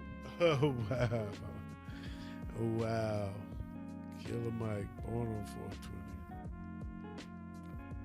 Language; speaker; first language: English; native; English